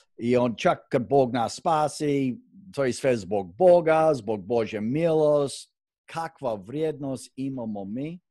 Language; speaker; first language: Croatian; non-native, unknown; English